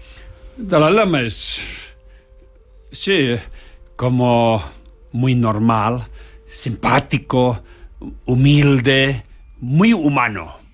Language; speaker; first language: Spanish; non-native, learner; Tibetan